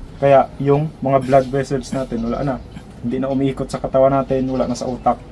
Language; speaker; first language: Filipino; non-native, local second language; Hiligaynon